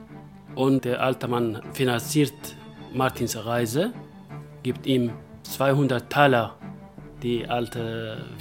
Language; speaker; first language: German; non-native, local second language; Kurdish